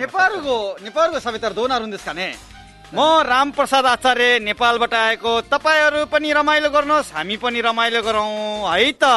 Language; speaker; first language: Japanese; non-native, fluent; Nepali